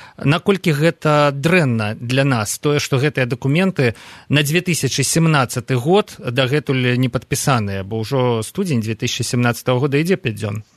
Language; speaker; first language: Belarusian; native; Belarusian